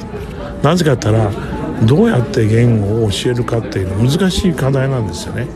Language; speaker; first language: Japanese; native; Japanese